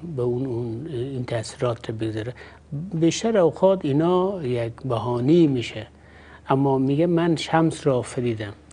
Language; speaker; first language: Persian; native; Persian